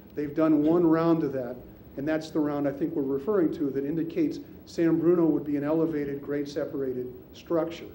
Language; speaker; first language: English; native; English